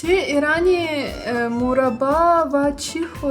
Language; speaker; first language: Persian; non-native, learner; Russian